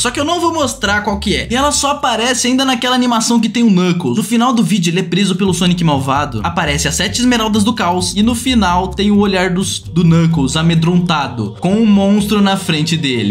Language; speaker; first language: Portuguese; native; Portuguese